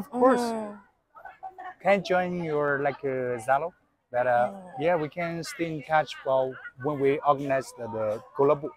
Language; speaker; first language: English; non-native, learner; Chinese